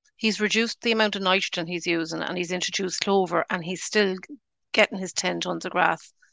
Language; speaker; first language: English; native; English